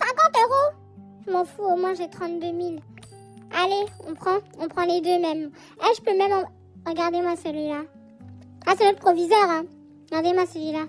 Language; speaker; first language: French; native; French